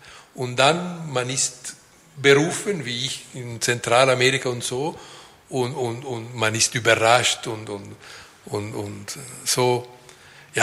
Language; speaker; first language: German; non-native, local second language; French